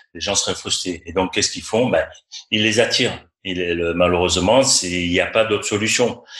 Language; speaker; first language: French; native; French